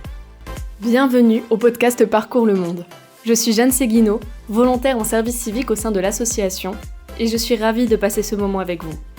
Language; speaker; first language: French; native; French